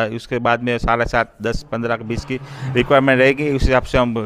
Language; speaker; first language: Hindi; non-native, local second language; Gujarati